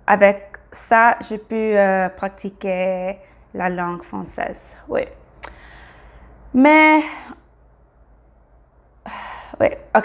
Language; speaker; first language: French; non-native, learner; English